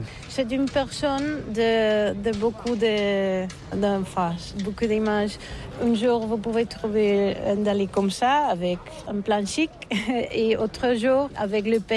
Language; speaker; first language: French; non-native, learner; Catalan